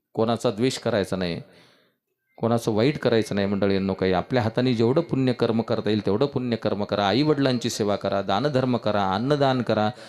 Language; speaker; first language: Marathi; native; Marathi